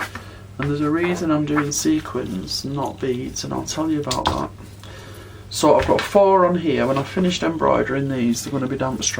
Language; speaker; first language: English; native; English